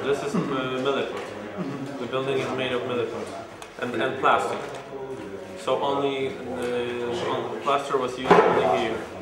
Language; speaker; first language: English; non-native, fluent; Polish